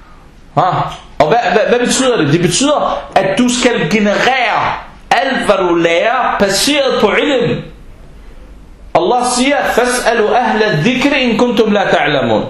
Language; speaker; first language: Danish; non-native, fluent; Arabic